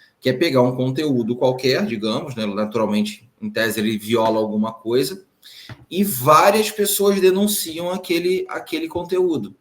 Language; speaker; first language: Portuguese; native; Portuguese